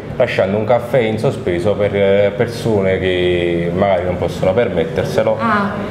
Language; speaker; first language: Italian; non-native, local second language; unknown